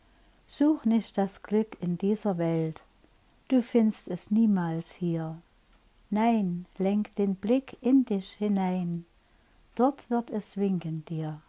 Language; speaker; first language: German; native; German